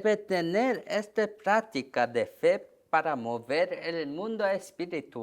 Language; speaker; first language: Spanish; non-native, learner; Korean